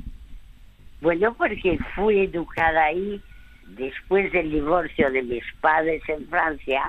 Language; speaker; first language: Spanish; early bilingual, other home language; French